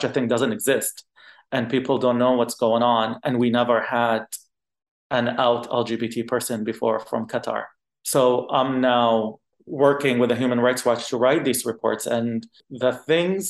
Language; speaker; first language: English; non-native, fluent; Arabic